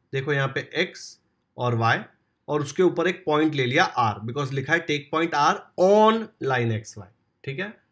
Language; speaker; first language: Hindi; non-native, local second language; Marathi